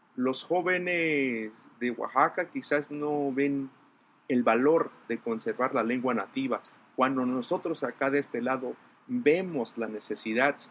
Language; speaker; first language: Spanish; non-native, local second language; Zapotec